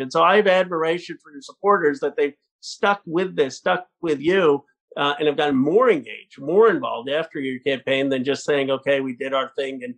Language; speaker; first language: English; native; English